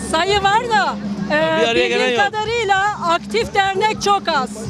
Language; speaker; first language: Turkish; native; Turkish